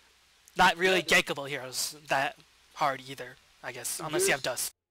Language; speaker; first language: English; native; English